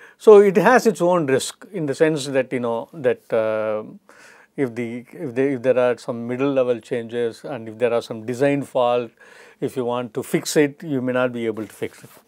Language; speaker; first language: English; non-native, local second language; Tamil